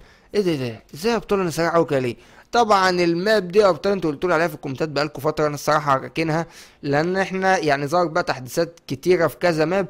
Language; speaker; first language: Arabic; native; Arabic